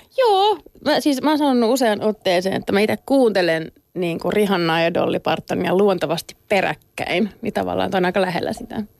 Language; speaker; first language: Finnish; native; Finnish